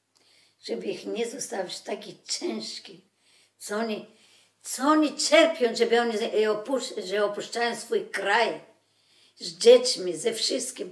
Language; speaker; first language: Polish; early bilingual, other home language; Macedonian